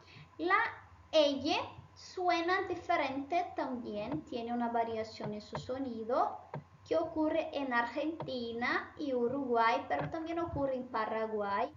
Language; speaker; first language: Spanish; non-native, fluent; Portuguese